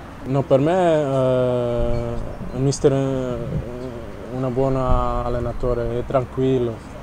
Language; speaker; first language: Italian; non-native, learner; Dutch